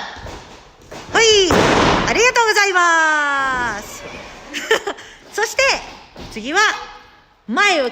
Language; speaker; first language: Japanese; non-native, learner; Filipino